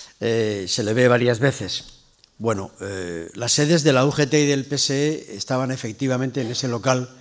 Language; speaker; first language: Spanish; native; Spanish